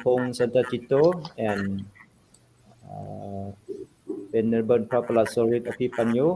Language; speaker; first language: English; non-native, fluent; Thai